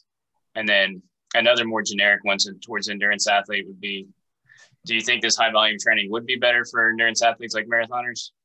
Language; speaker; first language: English; native; English